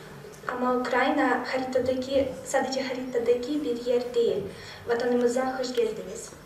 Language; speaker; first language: Turkish; non-native, learner; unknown